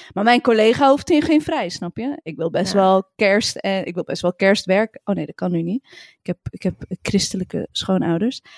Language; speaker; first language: Dutch; early bilingual, other home language; Arabic